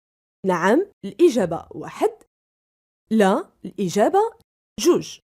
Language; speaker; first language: Arabic; native; Arabic